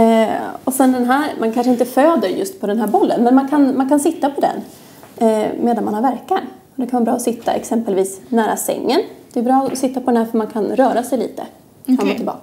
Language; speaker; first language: Swedish; native; Swedish